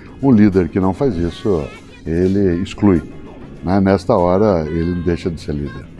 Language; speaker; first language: Portuguese; native; Portuguese